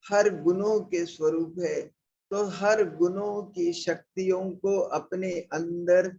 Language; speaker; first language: Hindi; non-native, local second language; Marathi